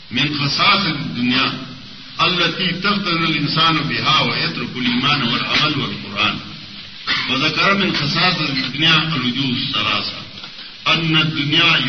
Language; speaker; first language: Urdu; non-native, local second language; Pashto